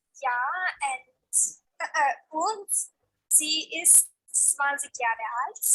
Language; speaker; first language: German; non-native, learner; Turkish